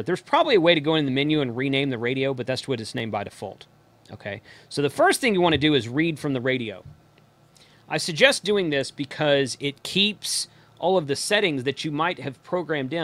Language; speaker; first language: English; native; English